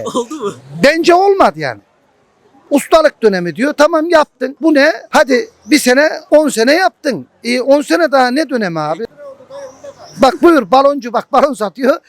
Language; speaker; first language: Turkish; early bilingual, heritage; Turkish